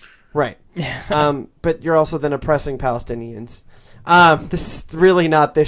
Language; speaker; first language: English; native; English